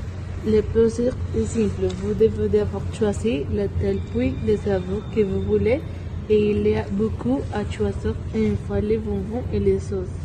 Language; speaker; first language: French; non-native, learner; Spanish